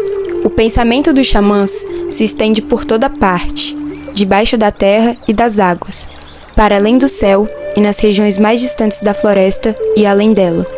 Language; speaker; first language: Portuguese; native; Portuguese